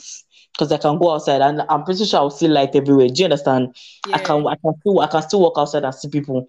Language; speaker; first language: English; non-native, local second language; Yoruba